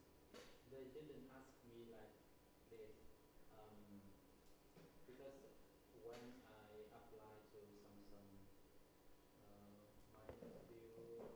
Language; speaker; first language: English; non-native, learner; Vietnamese